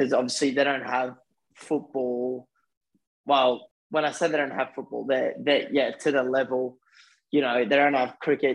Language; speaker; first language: English; early bilingual, other home language; Afrikaans